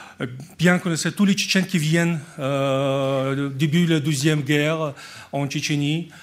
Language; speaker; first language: French; non-native, learner; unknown